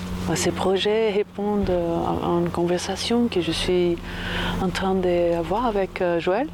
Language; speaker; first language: French; non-native, fluent; Portuguese